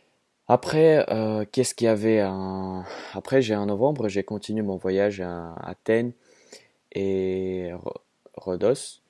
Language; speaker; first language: French; non-native, fluent; Russian